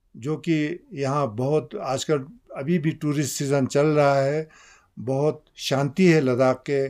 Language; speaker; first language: Hindi; non-native, local second language; Ladakhi